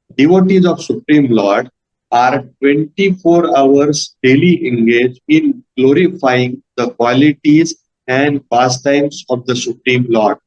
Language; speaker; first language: English; non-native, local second language; Marathi